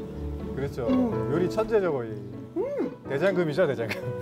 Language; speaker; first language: Korean; native; Korean